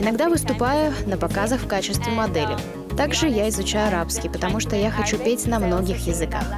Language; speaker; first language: Russian; early bilingual, heritage; Russian